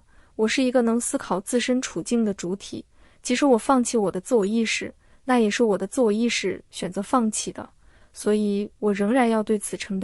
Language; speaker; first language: Chinese; native; Chinese